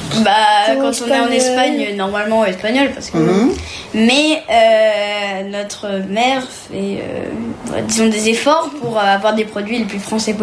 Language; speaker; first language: French; early bilingual, heritage; French